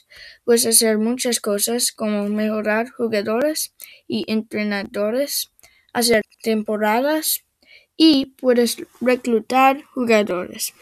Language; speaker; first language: Spanish; non-native, learner; English